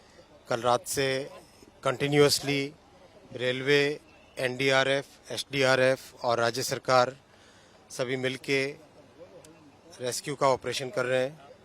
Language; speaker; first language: Hindi; native; Hindi